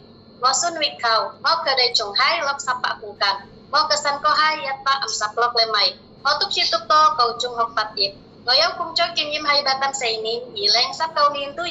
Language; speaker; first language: Cantonese; non-native, learner; Indonesian